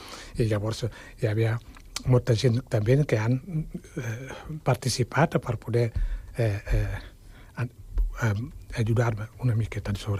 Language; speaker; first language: Catalan; non-native, fluent; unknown